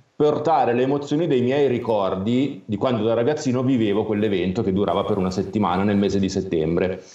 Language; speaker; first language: Italian; native; Italian